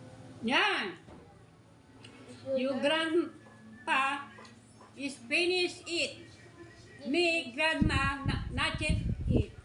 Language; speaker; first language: English; non-native, learner; Filipino